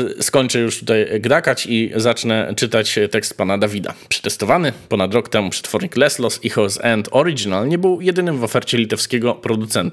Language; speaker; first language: Polish; native; Polish